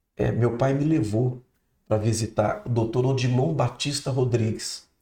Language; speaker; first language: Portuguese; native; Portuguese